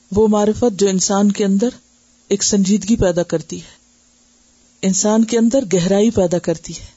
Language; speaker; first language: Urdu; native; Urdu